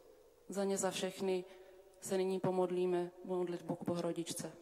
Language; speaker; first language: Czech; non-native, fluent; Ukrainian